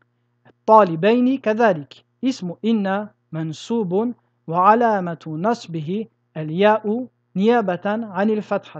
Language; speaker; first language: Arabic; non-native, fluent; French